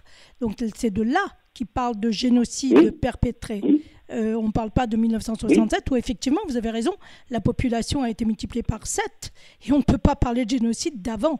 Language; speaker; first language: French; native; French